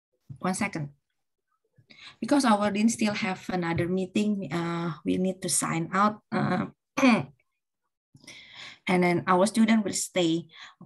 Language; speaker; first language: English; non-native, learner; Indonesian